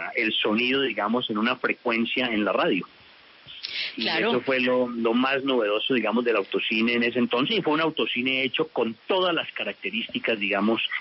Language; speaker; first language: Spanish; early bilingual, heritage; Spanish